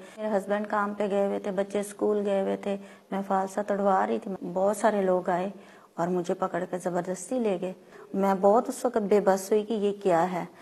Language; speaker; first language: Urdu; non-native, local second language; Punjabi